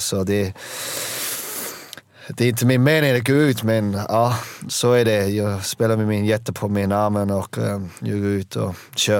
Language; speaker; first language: Swedish; non-native, learner; English